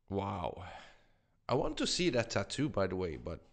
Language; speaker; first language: English; non-native, fluent; Dutch